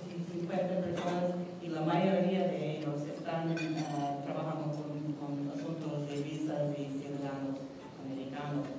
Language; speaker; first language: Spanish; non-native, fluent; English